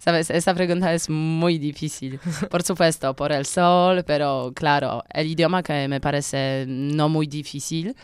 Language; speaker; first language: Spanish; non-native, learner; Polish